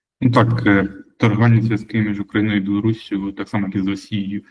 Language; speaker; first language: Ukrainian; native; Ukrainian